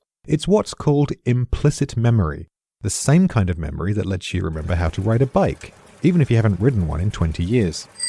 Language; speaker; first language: English; native; English